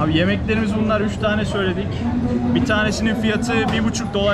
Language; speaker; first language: Turkish; native; Turkish